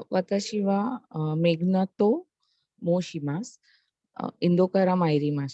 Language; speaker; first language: Japanese; non-native, learner; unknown